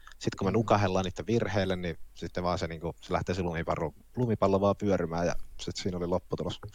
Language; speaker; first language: Finnish; native; Finnish